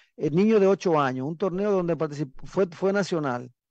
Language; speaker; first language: Spanish; native; Spanish